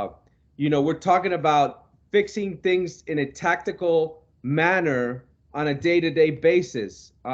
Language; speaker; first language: English; non-native, local second language; Spanish